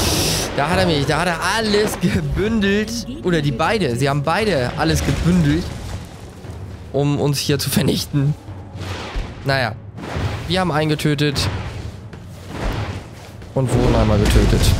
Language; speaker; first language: German; native; German